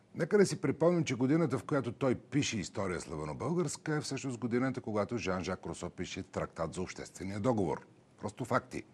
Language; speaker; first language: Bulgarian; native; Bulgarian